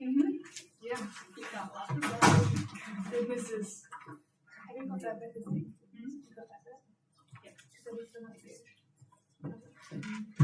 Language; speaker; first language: English; native; English